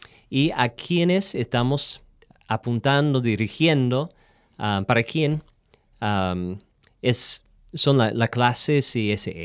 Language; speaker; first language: Spanish; non-native, fluent; English